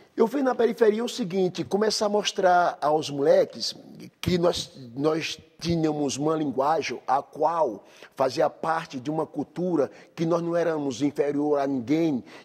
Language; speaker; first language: Portuguese; native; Portuguese